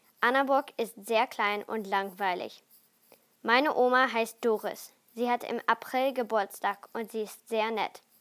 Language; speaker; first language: German; early bilingual, heritage; German